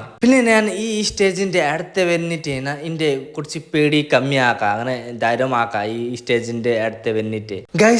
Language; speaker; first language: Malayalam; non-native, learner; Hindi